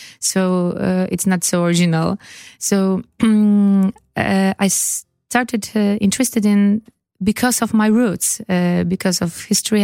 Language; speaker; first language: English; non-native, learner; Polish